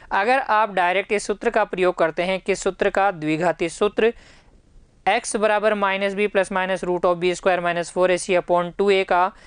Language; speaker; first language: Hindi; native; Hindi